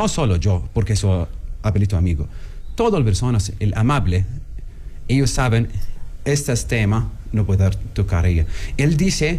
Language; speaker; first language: Spanish; non-native, learner; Arabic